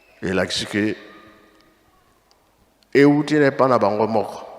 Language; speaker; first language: Lingala; non-native, local second language; Kongo